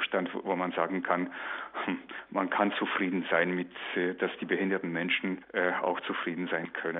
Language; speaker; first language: German; non-native, fluent; Polish